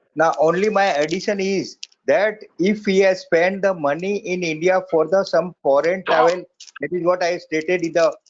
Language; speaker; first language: English; non-native, local second language; Gujarati